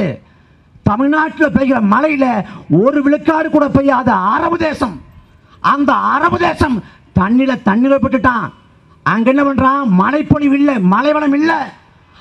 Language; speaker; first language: Tamil; native; Tamil